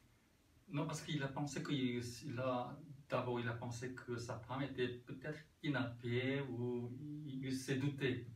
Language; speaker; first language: French; non-native, learner; Korean